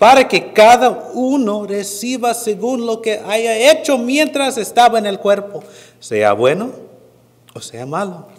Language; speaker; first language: Spanish; non-native, fluent; English